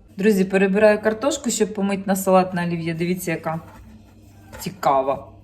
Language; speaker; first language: Ukrainian; native; Ukrainian